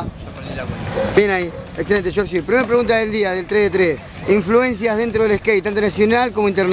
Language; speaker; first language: Spanish; native; Spanish